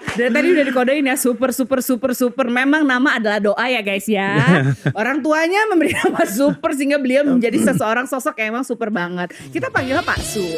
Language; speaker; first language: Indonesian; native; Indonesian